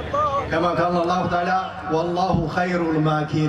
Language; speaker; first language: Arabic; non-native, fluent; Chinese